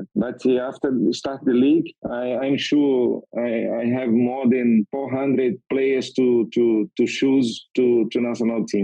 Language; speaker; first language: English; non-native, learner; Portuguese